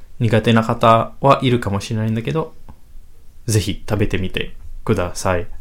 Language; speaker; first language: Japanese; non-native, fluent; Indonesian